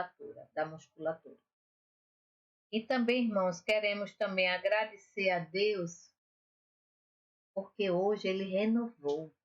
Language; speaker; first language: Portuguese; native; Portuguese